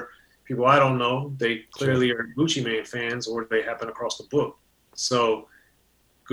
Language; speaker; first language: English; native; English